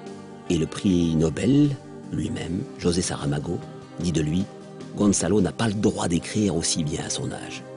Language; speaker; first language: French; native; French